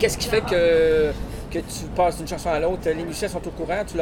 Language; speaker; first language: French; native; French